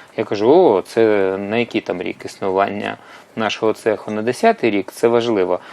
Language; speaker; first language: Ukrainian; non-native, local second language; Russian